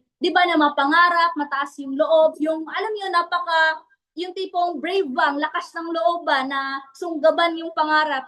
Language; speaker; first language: Filipino; non-native, local second language; Cebuano